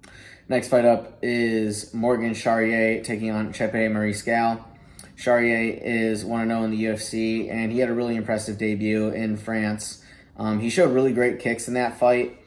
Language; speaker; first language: English; native; English